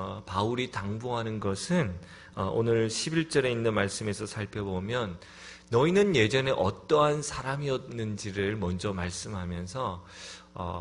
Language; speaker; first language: Korean; native; Korean